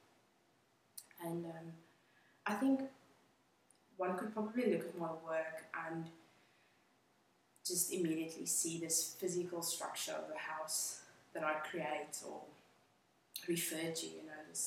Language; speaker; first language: English; non-native, local second language; Afrikaans